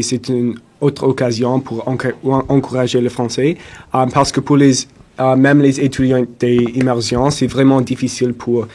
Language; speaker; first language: French; non-native, local second language; English